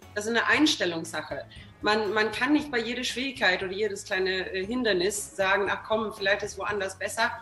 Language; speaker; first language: German; non-native, fluent; Swedish